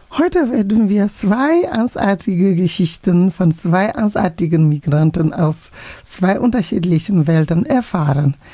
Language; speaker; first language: German; non-native, fluent; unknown